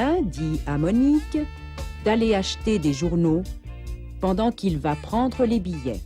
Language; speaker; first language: French; native; French